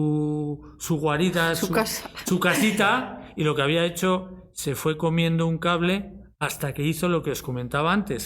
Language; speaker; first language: Spanish; native; Spanish